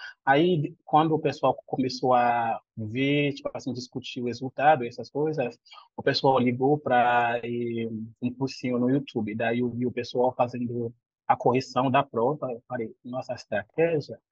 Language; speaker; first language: Portuguese; non-native, fluent; Haitian Creole